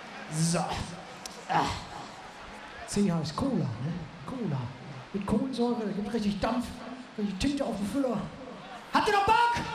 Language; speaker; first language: German; native; German